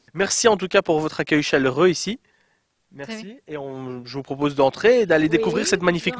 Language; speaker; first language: French; native; French